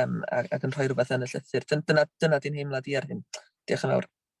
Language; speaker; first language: Welsh; native; Welsh